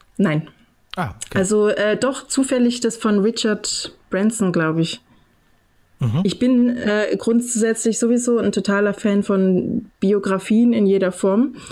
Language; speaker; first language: German; native; German